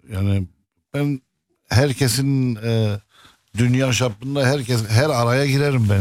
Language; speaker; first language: Turkish; non-native, local second language; Arabic